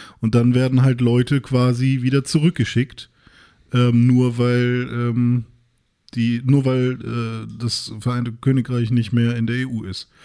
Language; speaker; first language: German; native; German